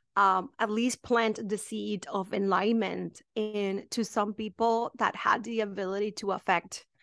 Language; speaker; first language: English; non-native, fluent; Spanish